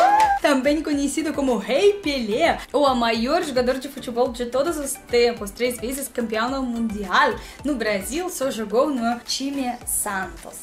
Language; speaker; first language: Portuguese; non-native, learner; Russian